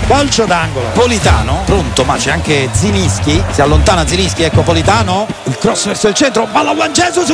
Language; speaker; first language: Italian; native; Italian